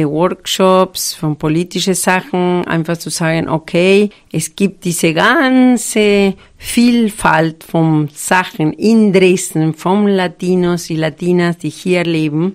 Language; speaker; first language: German; non-native, fluent; Spanish